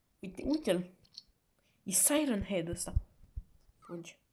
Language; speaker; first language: Romanian; native; Romanian